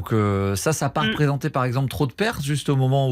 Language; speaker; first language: French; native; French